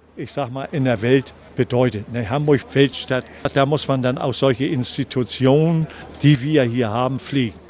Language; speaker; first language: German; native; German